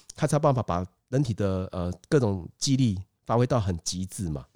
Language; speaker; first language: Chinese; native; Chinese